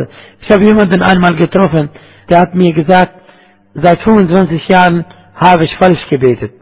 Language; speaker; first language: German; non-native, fluent; Arabic